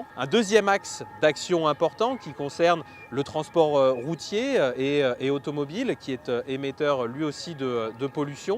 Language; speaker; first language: French; native; French